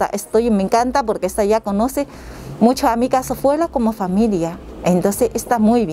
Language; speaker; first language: Spanish; non-native, learner; Chinese